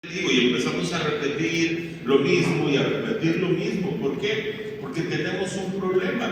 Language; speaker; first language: Spanish; native; Spanish